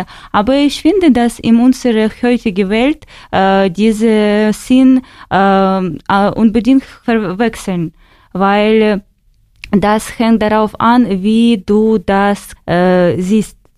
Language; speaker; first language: German; non-native, learner; Ukrainian